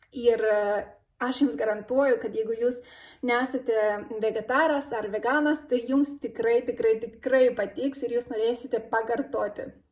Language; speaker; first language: Lithuanian; early bilingual, other home language; Spanish